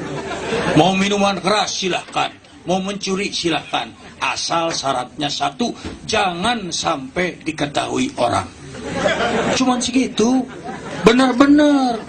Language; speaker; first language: Indonesian; non-native, local second language; Sundanese